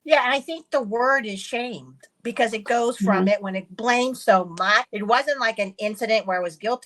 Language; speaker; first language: English; early bilingual, other home language; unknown